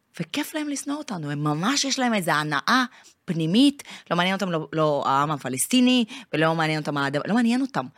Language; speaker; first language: Hebrew; non-native, fluent; Russian